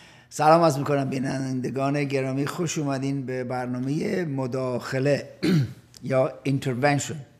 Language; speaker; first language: Persian; native; Persian